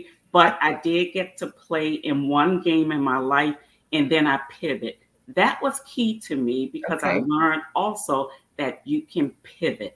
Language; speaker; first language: English; native; English